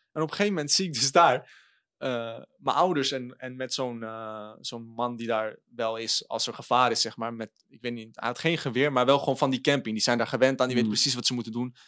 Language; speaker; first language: Dutch; native; Dutch